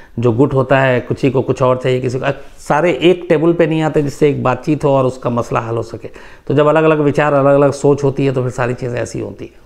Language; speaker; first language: Hindi; native; Hindi